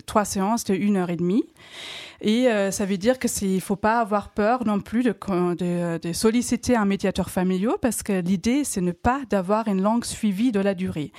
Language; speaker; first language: French; non-native, fluent; German